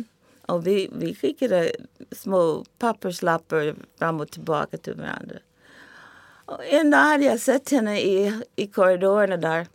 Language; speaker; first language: Swedish; non-native, fluent; English